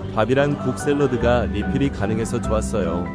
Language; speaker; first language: Korean; native; Korean